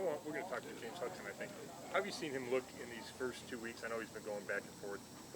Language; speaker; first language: English; native; English